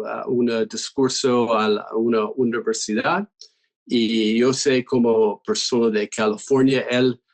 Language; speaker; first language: Spanish; non-native, fluent; English